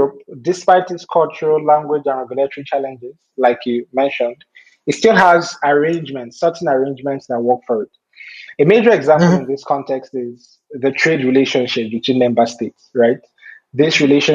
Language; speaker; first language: English; non-native, local second language; Igbo